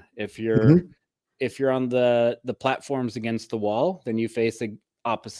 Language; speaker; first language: English; native; English